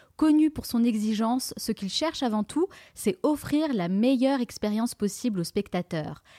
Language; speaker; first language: French; native; French